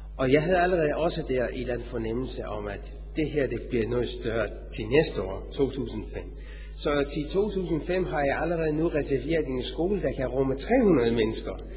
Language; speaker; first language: Danish; non-native, fluent; Persian